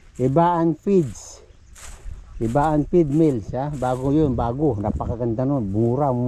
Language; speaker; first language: Filipino; native; Filipino